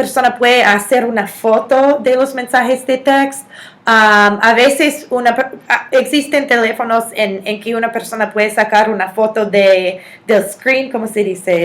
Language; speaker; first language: Spanish; non-native, fluent; English